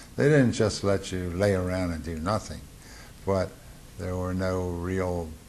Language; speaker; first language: English; native; English